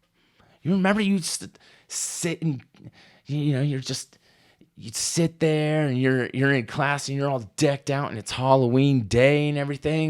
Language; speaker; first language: English; native; English